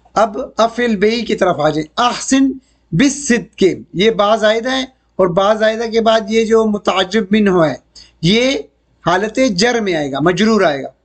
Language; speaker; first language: Urdu; native; Urdu